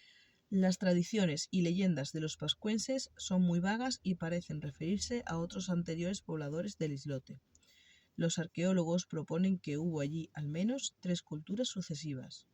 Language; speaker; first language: Spanish; native; Spanish